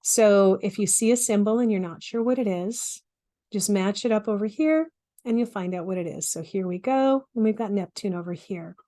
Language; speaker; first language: English; native; English